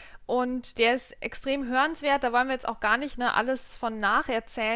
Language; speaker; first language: German; native; German